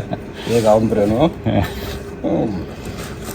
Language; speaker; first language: Spanish; non-native, learner; Bambara